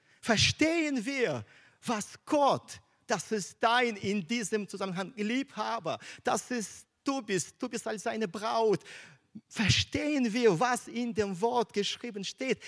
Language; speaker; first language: German; non-native, fluent; Russian